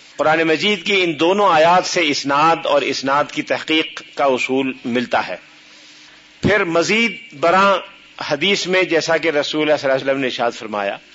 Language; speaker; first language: Urdu; native; Urdu